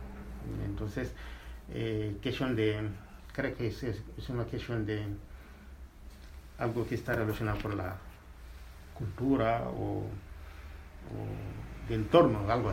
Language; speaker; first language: Spanish; non-native, fluent; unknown